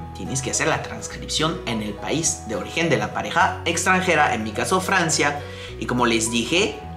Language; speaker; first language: Spanish; non-native, fluent; French